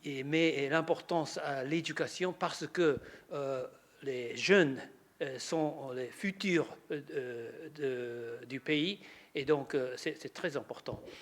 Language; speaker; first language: French; non-native, learner; Japanese